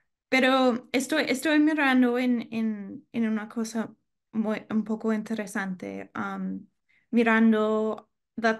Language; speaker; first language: Spanish; non-native, learner; English